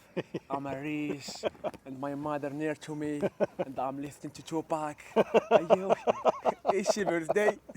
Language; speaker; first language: English; non-native, learner; Arabic